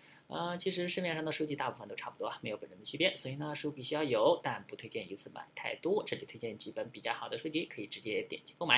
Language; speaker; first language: Chinese; native; Chinese